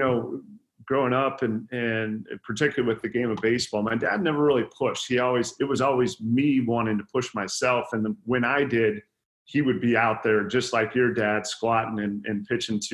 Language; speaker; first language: English; native; English